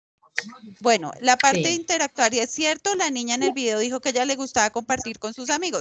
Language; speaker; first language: Spanish; native; Spanish